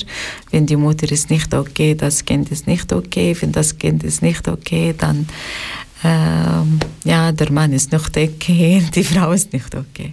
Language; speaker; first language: German; non-native, learner; Arabic